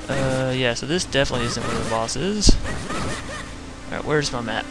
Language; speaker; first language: English; native; English